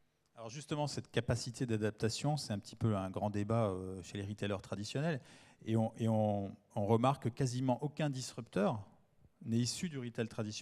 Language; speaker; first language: French; native; French